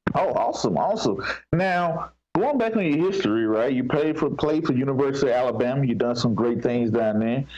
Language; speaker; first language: English; native; English